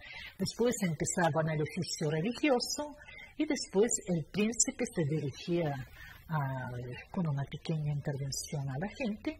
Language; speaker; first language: Spanish; non-native, fluent; Russian